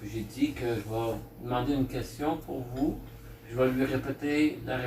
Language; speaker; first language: French; native; French